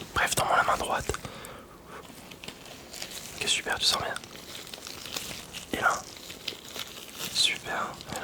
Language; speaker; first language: French; native; French